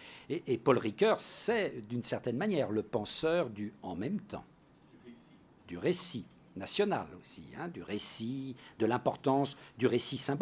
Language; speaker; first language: French; native; French